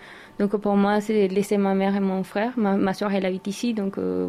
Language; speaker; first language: French; non-native, fluent; Spanish